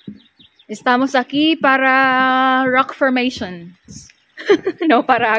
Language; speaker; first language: Spanish; non-native, learner; Filipino